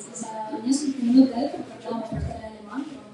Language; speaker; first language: Russian; native; Russian